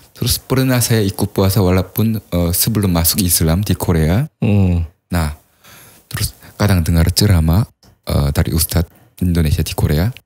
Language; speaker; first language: Indonesian; non-native, fluent; Korean